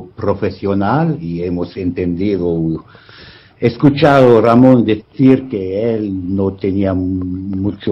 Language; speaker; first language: Spanish; non-native, fluent; English